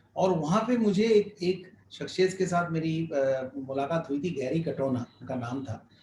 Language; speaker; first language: Hindi; non-native, local second language; Bangla